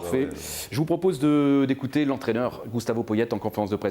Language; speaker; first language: French; native; French